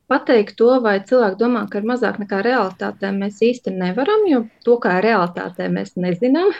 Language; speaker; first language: Latvian; native; Latvian